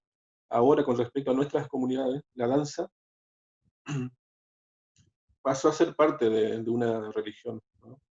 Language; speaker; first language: Spanish; non-native, local second language; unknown